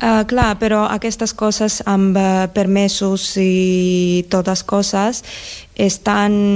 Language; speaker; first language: Catalan; non-native, learner; Russian